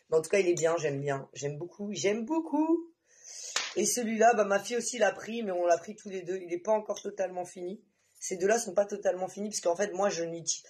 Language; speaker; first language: French; native; French